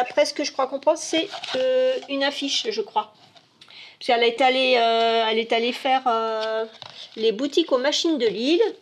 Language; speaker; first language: French; native; French